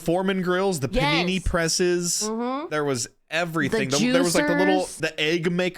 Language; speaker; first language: English; native; English